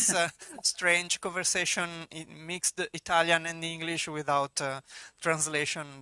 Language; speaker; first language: English; non-native, fluent; Italian